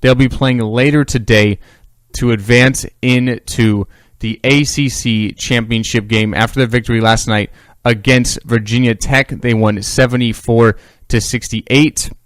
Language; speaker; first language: English; native; English